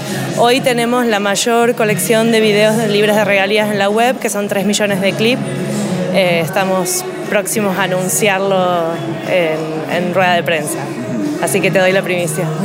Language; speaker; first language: Spanish; native; Spanish